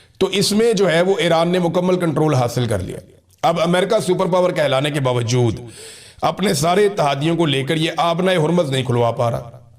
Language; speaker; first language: Urdu; non-native, local second language; Punjabi